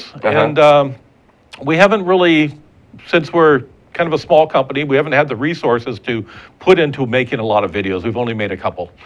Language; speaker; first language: English; native; English